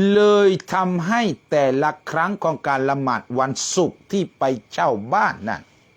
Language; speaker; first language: Thai; non-native, local second language; Malay